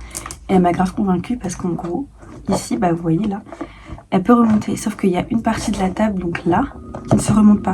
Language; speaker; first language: French; native; French